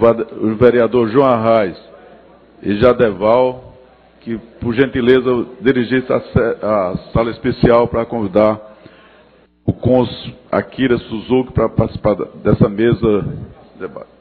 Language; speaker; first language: Portuguese; native; Portuguese